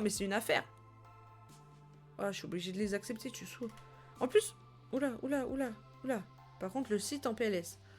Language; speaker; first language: French; native; French